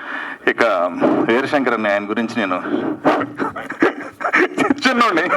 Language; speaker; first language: Telugu; native; Telugu